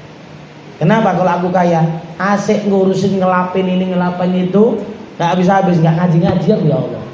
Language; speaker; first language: Indonesian; native; Indonesian